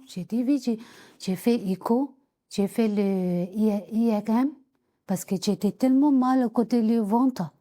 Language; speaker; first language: French; non-native, learner; Tibetan